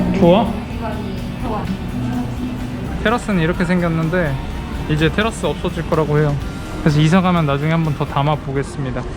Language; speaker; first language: Korean; native; Korean